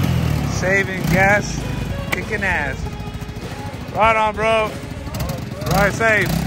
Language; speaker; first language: English; native; English